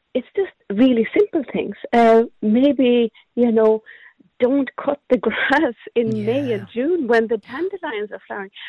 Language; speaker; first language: English; non-native, fluent; Swedish